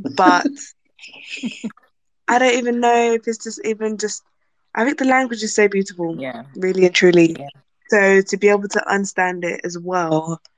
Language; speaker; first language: English; native; English